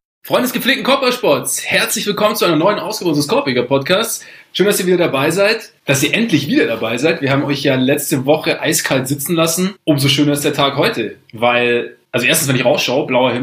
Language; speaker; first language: German; native; German